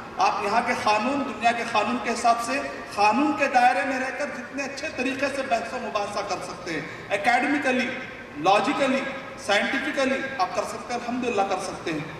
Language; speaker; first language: Urdu; native; Urdu